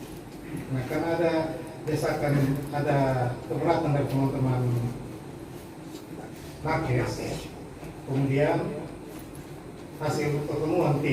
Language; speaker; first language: Indonesian; native; Indonesian